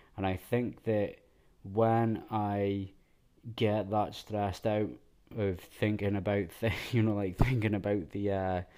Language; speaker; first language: English; native; English